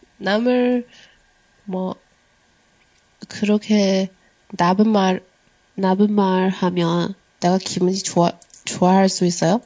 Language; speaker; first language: Korean; non-native, learner; Chinese